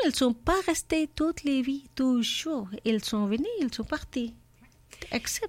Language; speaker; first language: French; non-native, learner; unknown